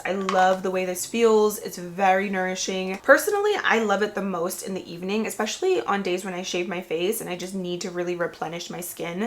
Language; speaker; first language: English; native; English